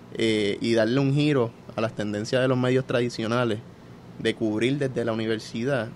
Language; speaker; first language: Spanish; native; Spanish